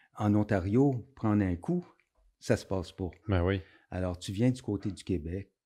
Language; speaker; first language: French; native; French